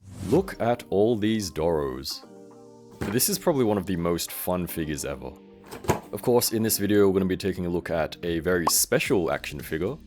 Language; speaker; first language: English; native; English